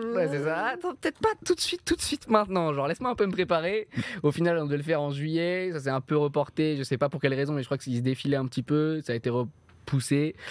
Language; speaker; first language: French; native; French